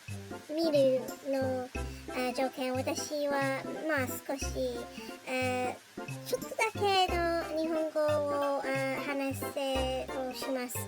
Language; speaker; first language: Japanese; non-native, learner; English